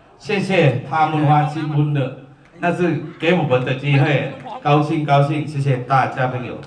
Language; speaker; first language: Chinese; non-native, learner; Thai